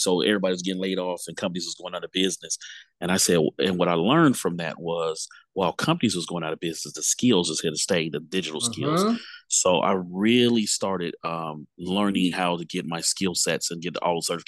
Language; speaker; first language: English; native; English